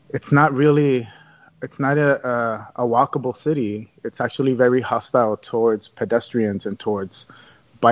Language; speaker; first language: English; native; English